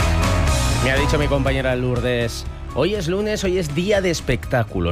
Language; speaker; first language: Spanish; native; Spanish